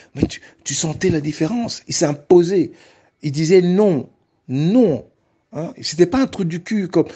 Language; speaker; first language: French; non-native, local second language; Luba-Lulua